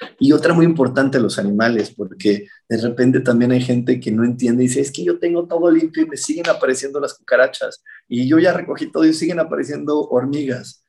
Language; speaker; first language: Spanish; native; Spanish